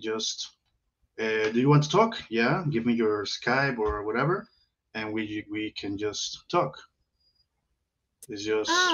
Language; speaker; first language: English; non-native, learner; Spanish